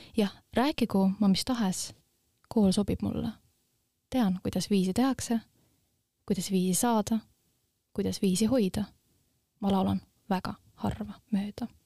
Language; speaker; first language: Estonian; non-native, local second language; Russian